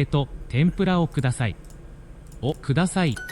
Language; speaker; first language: Japanese; non-native, learner; English